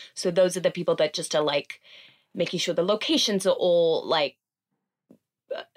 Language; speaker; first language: English; native; English